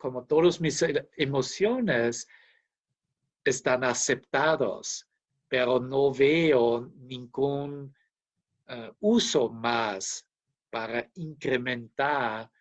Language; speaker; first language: Spanish; non-native, fluent; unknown